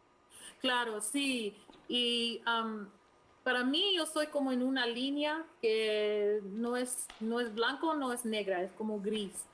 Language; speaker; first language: Spanish; non-native, fluent; English